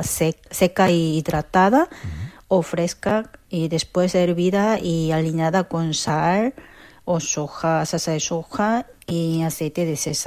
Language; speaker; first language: Spanish; non-native, fluent; Korean